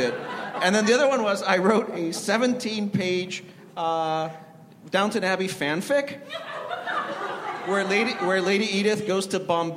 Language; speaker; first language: English; non-native, fluent; Spanish